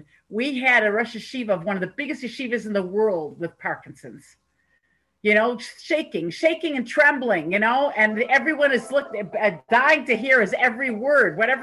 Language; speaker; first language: English; native; English